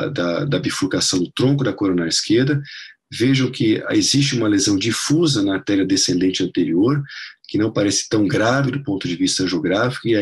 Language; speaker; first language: Portuguese; non-native, fluent; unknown